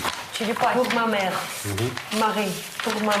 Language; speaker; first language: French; non-native, learner; Russian